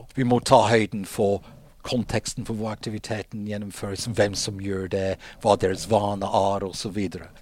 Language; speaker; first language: Norwegian; non-native, fluent; English